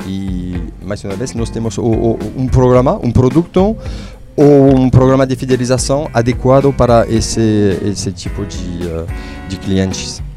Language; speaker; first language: Portuguese; non-native, fluent; French